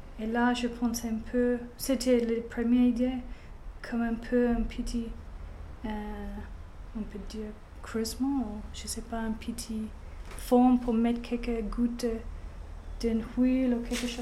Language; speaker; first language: French; non-native, fluent; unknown